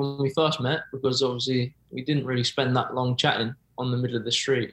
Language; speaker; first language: English; native; English